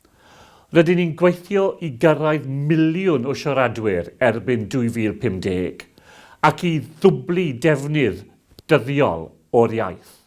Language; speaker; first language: Welsh; non-native, local second language; English